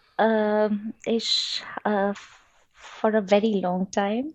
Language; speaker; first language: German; non-native, learner; Odia